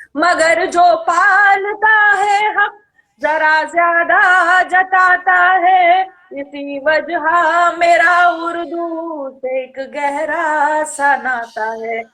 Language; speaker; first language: Hindi; native; Hindi